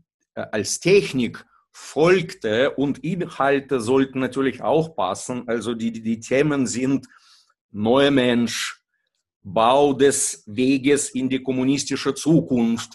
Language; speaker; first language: German; non-native, fluent; Russian